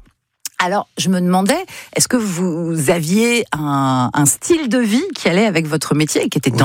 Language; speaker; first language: French; native; French